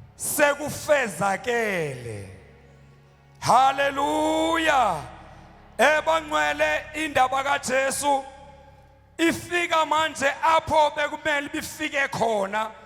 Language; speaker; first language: Zulu; non-native, local second language; Xhosa